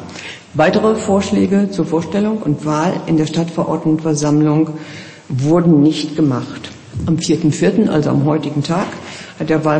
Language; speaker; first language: German; native; German